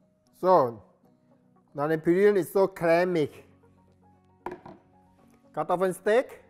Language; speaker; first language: German; non-native, learner; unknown